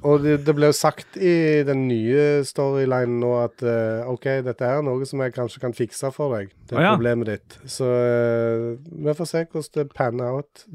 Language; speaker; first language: Norwegian; native; Norwegian